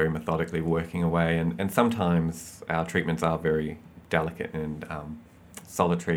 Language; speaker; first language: English; native; English